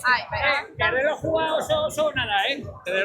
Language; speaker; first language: Basque; non-native, learner; Spanish